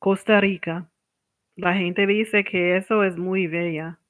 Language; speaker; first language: Spanish; non-native, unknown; English